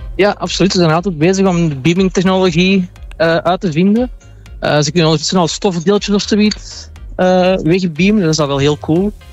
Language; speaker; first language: Dutch; native; Dutch